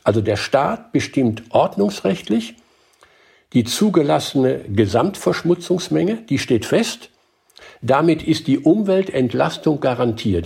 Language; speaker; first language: German; native; German